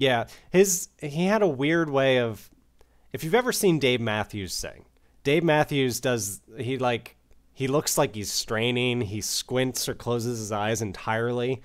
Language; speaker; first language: English; native; English